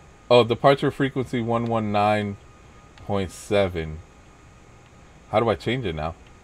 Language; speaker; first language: English; early bilingual, other home language; Spanish